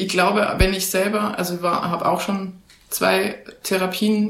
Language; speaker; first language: German; native; German